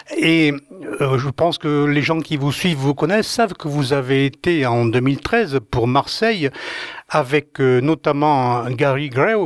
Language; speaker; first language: French; native; French